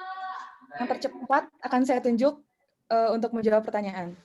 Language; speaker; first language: Indonesian; native; Indonesian